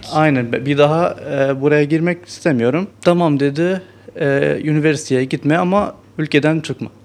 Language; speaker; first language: Turkish; non-native, learner; Arabic